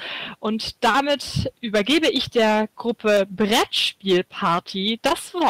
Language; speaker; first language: German; native; German